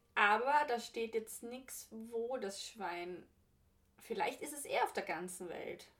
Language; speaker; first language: German; native; German